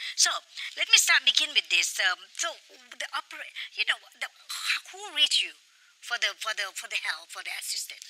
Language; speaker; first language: English; non-native, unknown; Thai